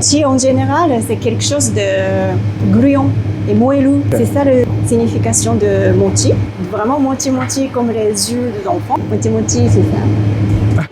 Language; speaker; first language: French; non-native, learner; Japanese